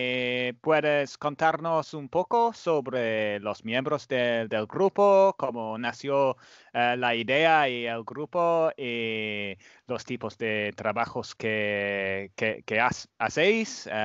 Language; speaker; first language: Spanish; non-native, fluent; English